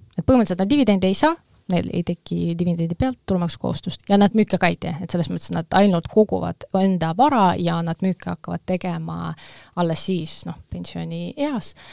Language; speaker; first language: Estonian; non-native, local second language; Russian